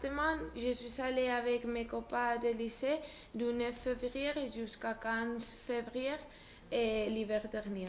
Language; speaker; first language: French; non-native, learner; Spanish